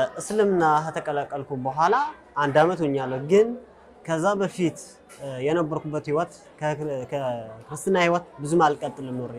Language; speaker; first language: Amharic; non-native, local second language; Tigrinya